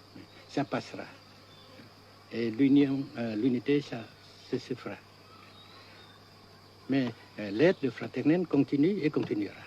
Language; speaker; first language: French; non-native, fluent; Vietnamese